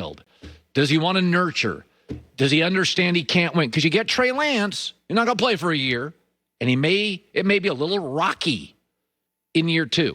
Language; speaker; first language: English; native; English